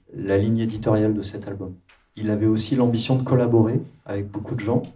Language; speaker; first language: French; native; French